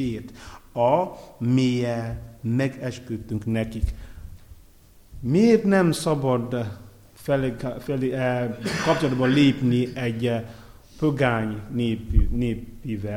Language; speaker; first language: Hungarian; non-native, learner; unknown